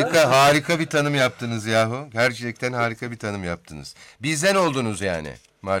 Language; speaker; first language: Turkish; native; Turkish